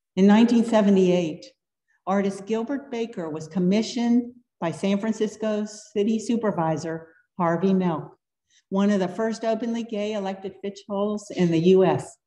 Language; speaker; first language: English; native; English